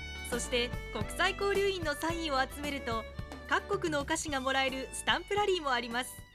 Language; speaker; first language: Japanese; native; Japanese